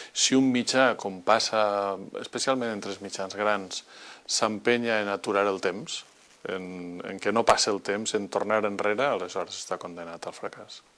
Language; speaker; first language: Catalan; native; Catalan